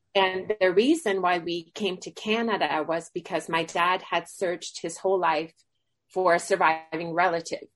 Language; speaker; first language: English; early bilingual, other home language; Swedish